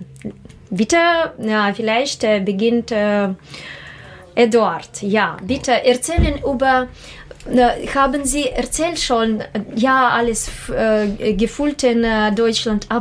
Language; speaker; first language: German; non-native, learner; Russian